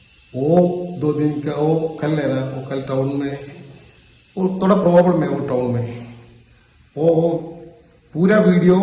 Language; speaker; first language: Hindi; non-native, local second language; Malayalam